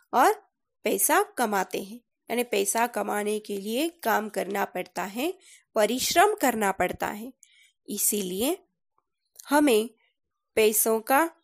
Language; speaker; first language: Hindi; non-native, local second language; Marathi